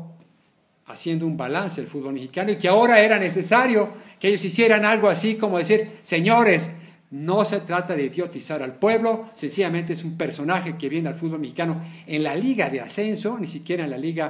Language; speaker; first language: Spanish; native; Spanish